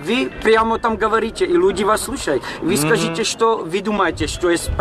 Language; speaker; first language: Russian; non-native, learner; Czech